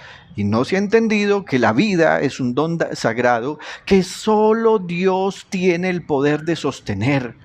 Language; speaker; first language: Spanish; native; Spanish